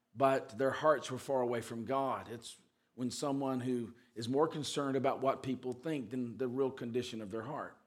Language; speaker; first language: English; native; English